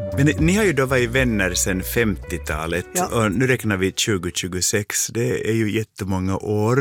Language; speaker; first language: Swedish; native; Swedish